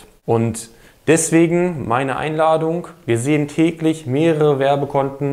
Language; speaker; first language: German; native; German